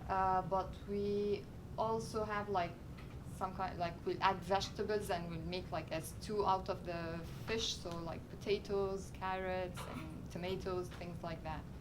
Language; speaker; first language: English; non-native, local second language; Arabic